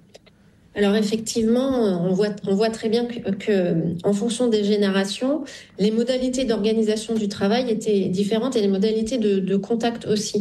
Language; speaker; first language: French; native; French